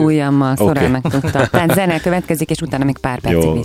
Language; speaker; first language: Hungarian; native; Hungarian